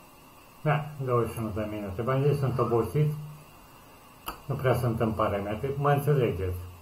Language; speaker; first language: Romanian; native; Romanian